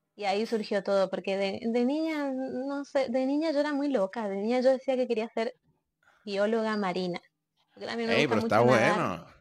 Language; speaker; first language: Spanish; native; Spanish